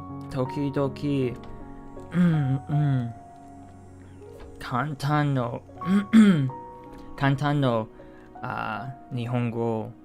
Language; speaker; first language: Japanese; non-native, learner; English